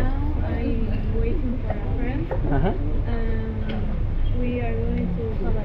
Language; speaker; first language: English; non-native, learner; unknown